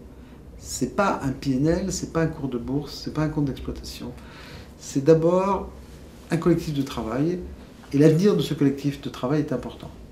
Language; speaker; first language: French; native; French